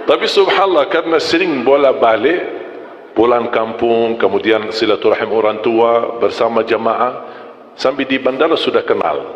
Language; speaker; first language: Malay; non-native, fluent; Arabic